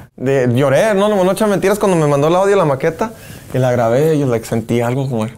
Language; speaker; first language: Spanish; early bilingual, heritage; Spanish